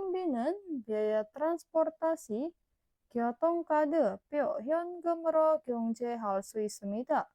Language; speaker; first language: Korean; non-native, learner; Indonesian